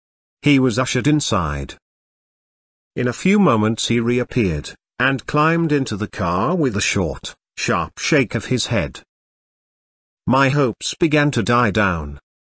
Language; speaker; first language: English; non-native, fluent; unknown